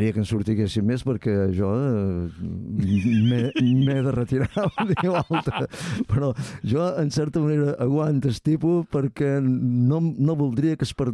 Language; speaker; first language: Catalan; native; Catalan